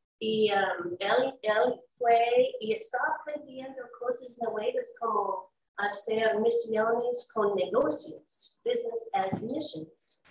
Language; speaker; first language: Spanish; non-native, learner; English